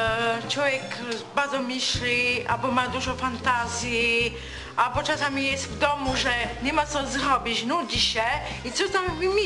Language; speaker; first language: Polish; non-native, learner; Italian